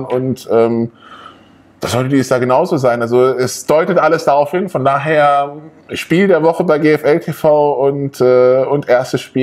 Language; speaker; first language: German; native; German